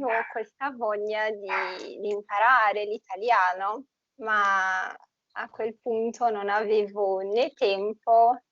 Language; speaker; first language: Italian; non-native, fluent; Portuguese